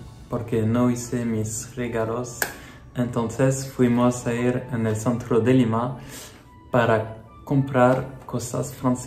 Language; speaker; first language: Spanish; non-native, learner; French